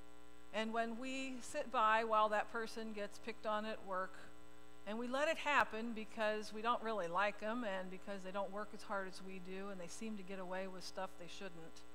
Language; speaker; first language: English; native; English